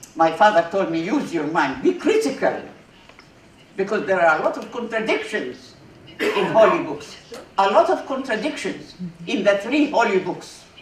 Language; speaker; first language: English; non-native, fluent; Arabic